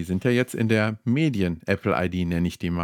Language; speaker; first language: German; native; German